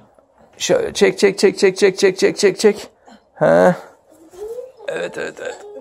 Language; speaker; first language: Turkish; native; Turkish